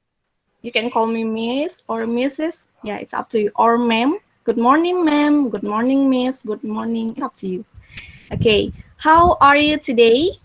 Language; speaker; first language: English; non-native, fluent; Indonesian